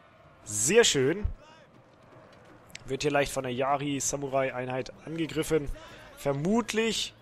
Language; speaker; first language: German; native; German